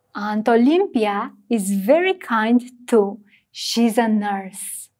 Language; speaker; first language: English; non-native, fluent; Romanian